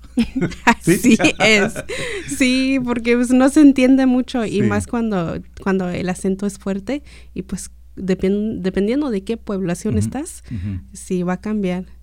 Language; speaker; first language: Spanish; early bilingual, heritage; Spanish